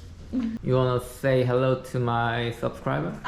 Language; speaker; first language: English; non-native, learner; Korean